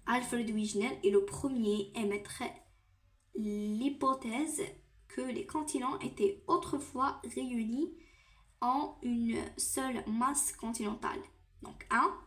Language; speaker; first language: French; non-native, local second language; Arabic